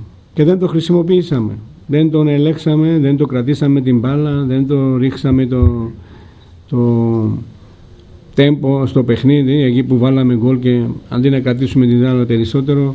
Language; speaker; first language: Greek; non-native, fluent; Georgian